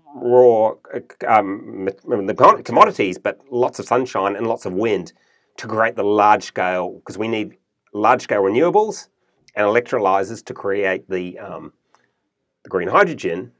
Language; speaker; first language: English; native; English